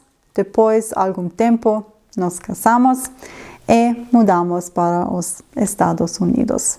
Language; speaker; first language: Portuguese; non-native, learner; Swiss German